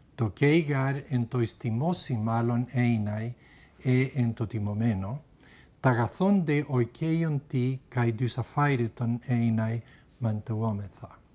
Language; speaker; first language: Greek; non-native, fluent; Spanish